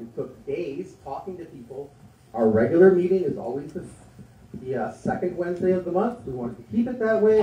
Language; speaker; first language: English; native; English